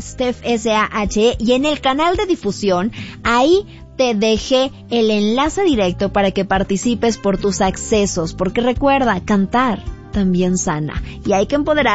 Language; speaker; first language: Spanish; native; Spanish